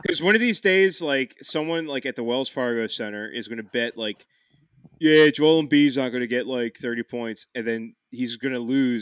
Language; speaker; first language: English; native; English